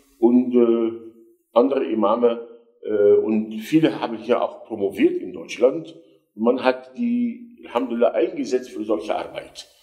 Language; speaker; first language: German; non-native, fluent; Arabic